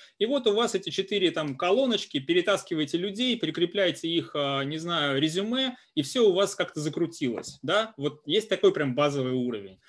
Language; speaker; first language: Russian; native; Russian